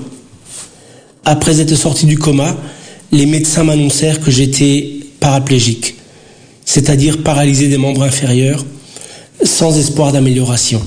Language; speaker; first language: French; early bilingual, other home language; Portuguese